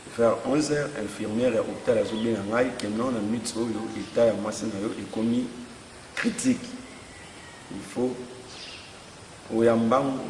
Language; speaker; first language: Lingala; non-native, local second language; Kongo